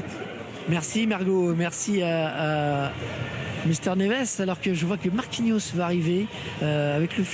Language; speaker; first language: French; native; French